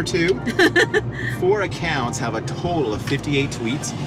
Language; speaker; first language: English; native; English